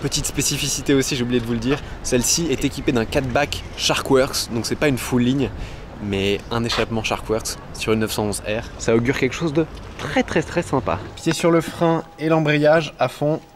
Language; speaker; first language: French; native; French